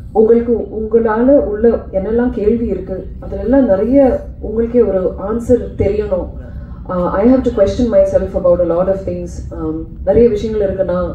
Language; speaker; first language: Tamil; non-native, learner; Malayalam